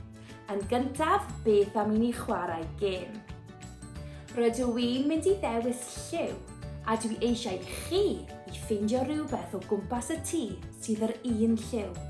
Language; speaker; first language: Welsh; non-native, local second language; English